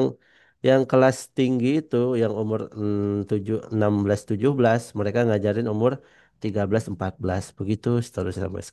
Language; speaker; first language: Indonesian; non-native, fluent; Banjar